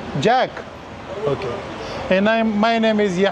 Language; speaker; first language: English; non-native, learner; Urdu